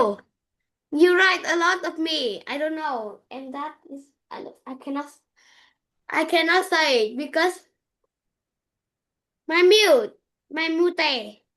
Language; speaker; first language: English; non-native, learner; Vietnamese